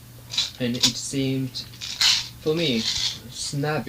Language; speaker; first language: English; non-native, learner; Japanese